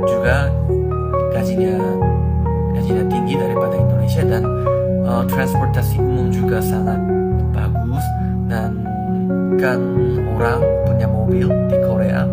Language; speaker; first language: Indonesian; non-native, learner; Korean